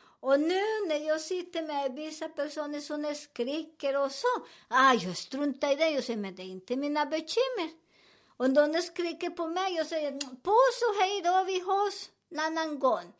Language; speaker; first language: Swedish; non-native, fluent; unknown